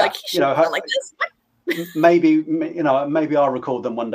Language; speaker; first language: English; native; English